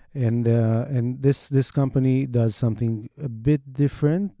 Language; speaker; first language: English; non-native, fluent; Hebrew